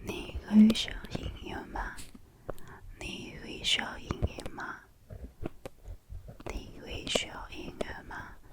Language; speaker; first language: Chinese; non-native, learner; Korean